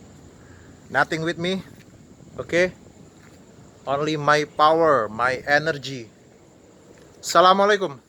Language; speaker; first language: English; non-native, learner; Indonesian